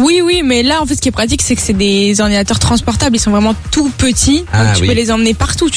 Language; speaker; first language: French; native; French